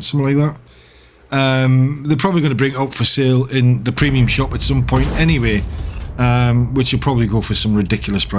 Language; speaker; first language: English; native; English